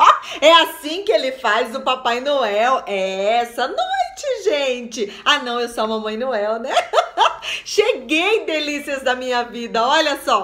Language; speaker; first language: Portuguese; native; Portuguese